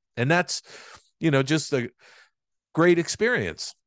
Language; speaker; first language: English; native; English